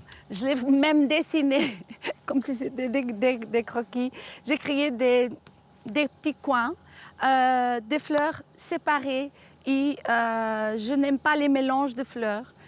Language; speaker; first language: French; non-native, fluent; Portuguese